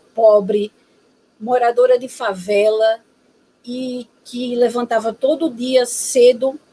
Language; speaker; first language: Portuguese; native; Portuguese